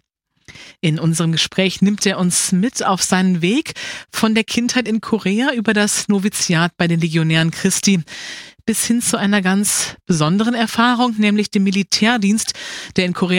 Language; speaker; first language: German; native; German